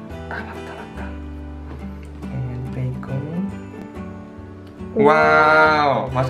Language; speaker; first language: Korean; non-native, fluent; Japanese